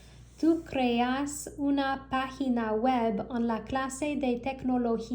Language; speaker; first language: Spanish; non-native, learner; English